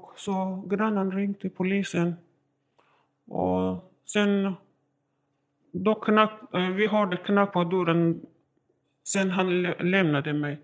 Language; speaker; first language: Swedish; non-native, learner; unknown